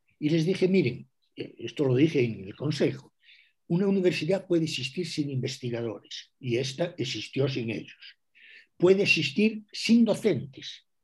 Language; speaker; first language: Spanish; non-native, local second language; Galician